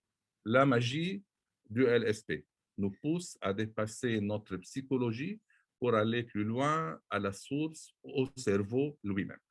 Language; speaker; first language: French; non-native, local second language; Arabic